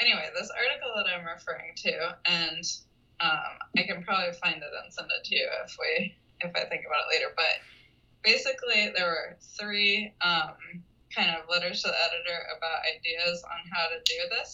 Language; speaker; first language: English; native; English